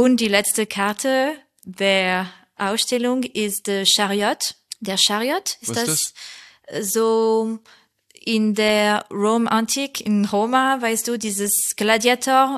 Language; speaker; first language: German; non-native, fluent; French